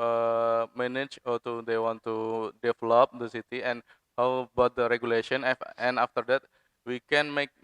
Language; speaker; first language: English; non-native, fluent; Indonesian